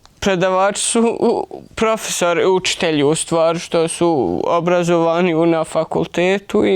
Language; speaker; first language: Bosnian; early bilingual, heritage; Bosnian